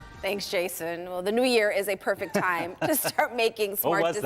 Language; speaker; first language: English; native; English